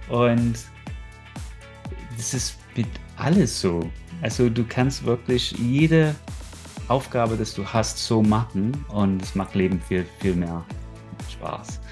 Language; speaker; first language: German; non-native, fluent; English